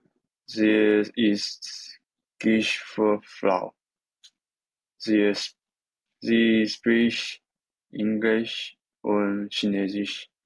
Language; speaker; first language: German; non-native, learner; Chinese